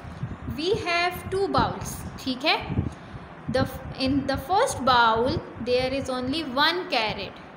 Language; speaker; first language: English; non-native, fluent; Urdu